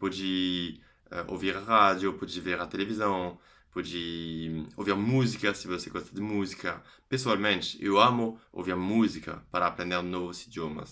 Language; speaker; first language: Portuguese; non-native, fluent; French